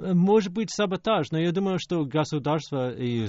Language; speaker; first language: Russian; non-native, fluent; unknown